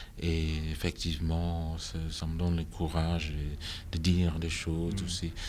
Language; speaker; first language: French; non-native, fluent; Acoli